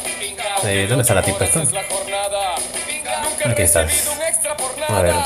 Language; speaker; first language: Spanish; native; Spanish